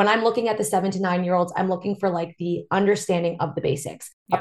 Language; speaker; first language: English; native; English